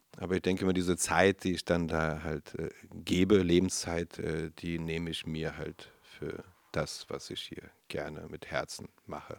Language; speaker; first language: German; native; German